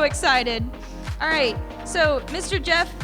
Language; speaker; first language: English; native; English